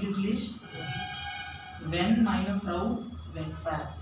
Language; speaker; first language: German; non-native, learner; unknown